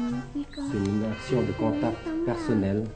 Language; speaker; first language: French; early bilingual, other home language; Thai